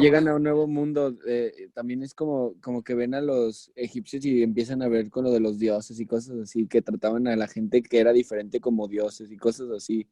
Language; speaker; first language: Spanish; native; Spanish